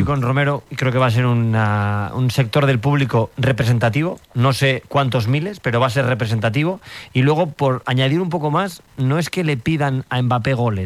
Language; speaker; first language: Spanish; native; Spanish